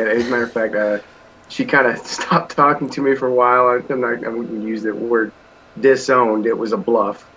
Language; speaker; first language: English; native; English